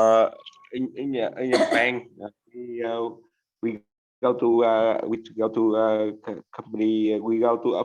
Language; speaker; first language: English; non-native, learner; Vietnamese